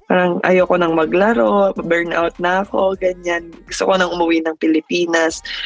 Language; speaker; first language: Filipino; native; Filipino